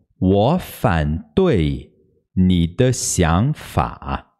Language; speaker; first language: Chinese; non-native, fluent; Portuguese